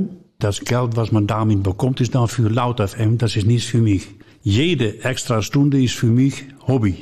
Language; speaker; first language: German; non-native, learner; Dutch